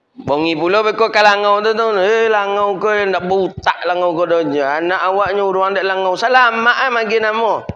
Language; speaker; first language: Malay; non-native, local second language; Minangkabau